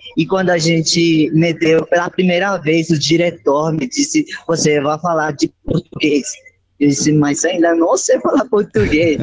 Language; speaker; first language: Portuguese; non-native, learner; Spanish